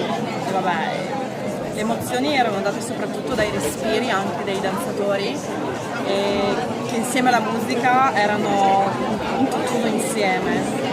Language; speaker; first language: Italian; native; Italian